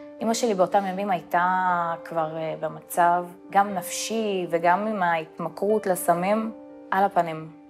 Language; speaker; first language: Hebrew; early bilingual, other home language; Russian